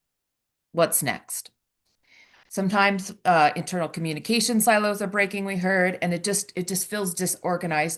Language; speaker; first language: English; native; English